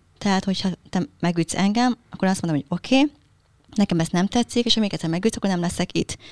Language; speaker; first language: Hungarian; early bilingual, other home language; Vietnamese